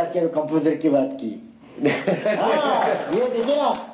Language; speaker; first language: Hindi; native; Hindi